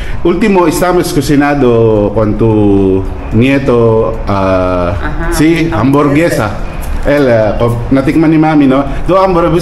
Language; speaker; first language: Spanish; non-native, learner; Filipino